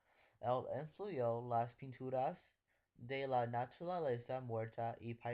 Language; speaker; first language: Spanish; non-native, learner; English